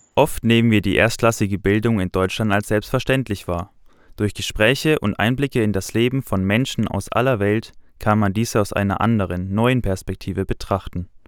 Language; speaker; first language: German; native; German